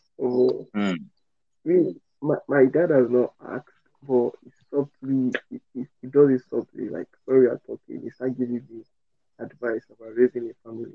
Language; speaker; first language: English; non-native, local second language; Yoruba